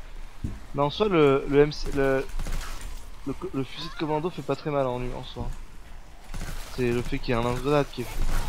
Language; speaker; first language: French; native; French